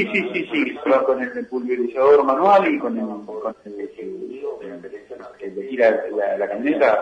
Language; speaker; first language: Spanish; native; Spanish